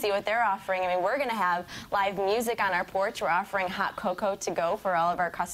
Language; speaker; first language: English; native; English